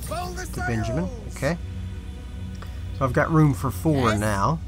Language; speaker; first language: English; native; English